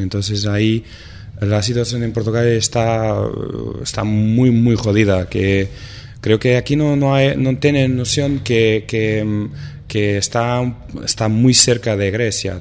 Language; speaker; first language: Spanish; non-native, fluent; Portuguese